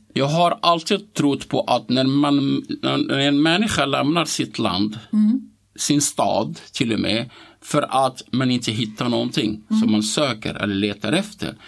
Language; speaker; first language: Swedish; non-native, fluent; Arabic